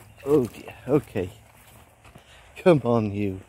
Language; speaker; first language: English; native; English